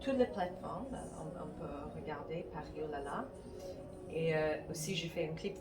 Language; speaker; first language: French; non-native, fluent; English